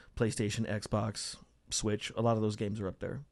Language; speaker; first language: English; native; English